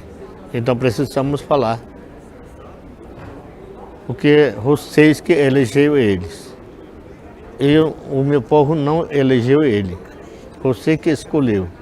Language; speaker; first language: Portuguese; non-native, local second language; Yanomámi